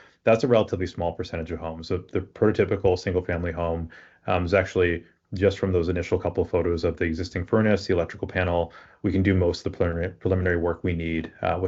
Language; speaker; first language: English; native; English